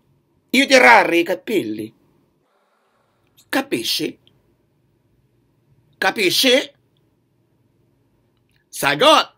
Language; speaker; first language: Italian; non-native, learner; Filipino